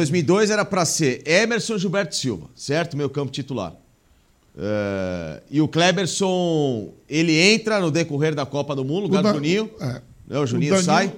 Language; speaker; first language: Portuguese; native; Portuguese